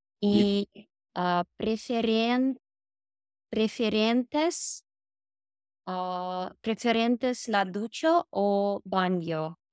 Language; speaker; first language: Spanish; non-native, learner; English